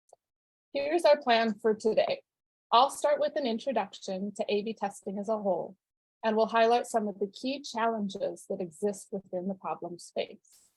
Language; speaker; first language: English; native; English